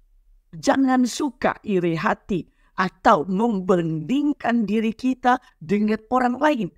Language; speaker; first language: Indonesian; native; Indonesian